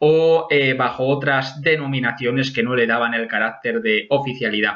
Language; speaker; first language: Spanish; native; Spanish